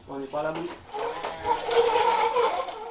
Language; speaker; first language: French; native; French